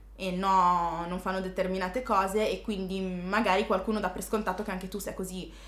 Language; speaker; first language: Italian; early bilingual, other home language; Arabic